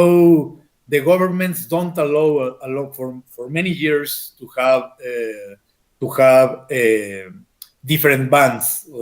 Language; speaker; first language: English; non-native, fluent; Spanish